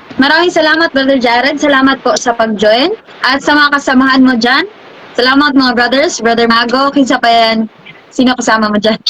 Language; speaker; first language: Filipino; non-native, local second language; Cebuano